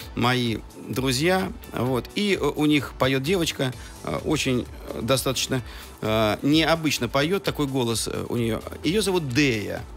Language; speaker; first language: Russian; native; Russian